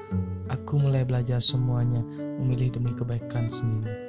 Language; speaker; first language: Indonesian; native; Indonesian